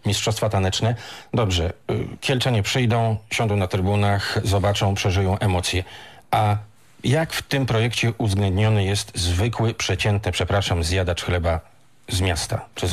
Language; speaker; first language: Polish; native; Polish